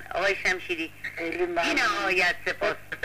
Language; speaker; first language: Persian; native; Persian